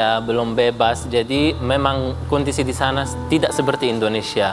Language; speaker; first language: Indonesian; non-native, fluent; Arabic